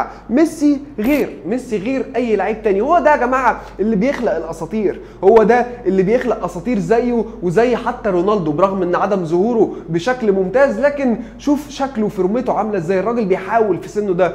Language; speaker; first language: Arabic; native; Arabic